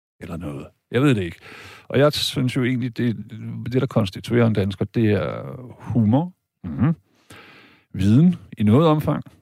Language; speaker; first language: Danish; native; Danish